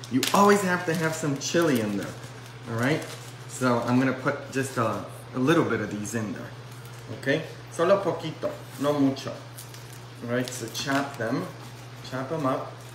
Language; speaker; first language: English; early bilingual, other home language; Polish